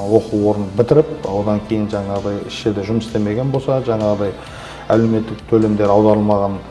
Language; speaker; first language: Kazakh; native; Kazakh